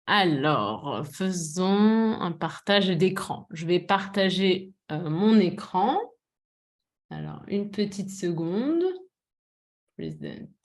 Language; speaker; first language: French; non-native, fluent; English